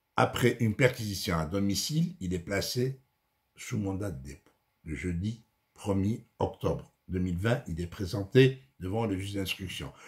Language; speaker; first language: French; non-native, local second language; Arabic